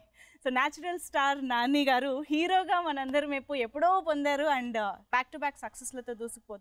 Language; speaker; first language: Telugu; native; Telugu